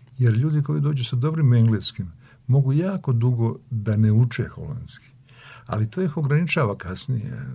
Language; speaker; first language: Serbian; native; Serbian